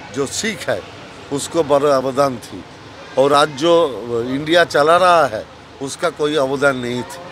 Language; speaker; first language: Hindi; non-native, local second language; Bangla